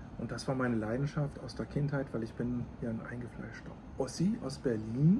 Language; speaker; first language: German; native; German